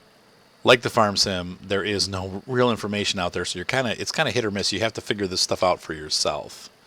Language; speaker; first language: English; native; English